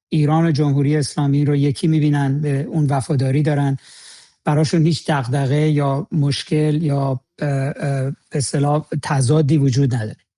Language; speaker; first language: Persian; native; Persian